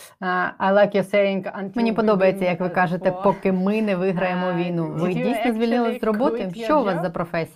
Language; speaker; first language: Ukrainian; native; Ukrainian